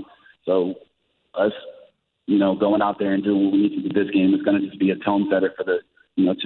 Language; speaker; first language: English; native; English